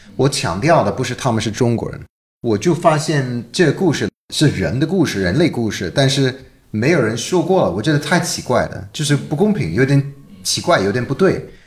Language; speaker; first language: Chinese; non-native, fluent; English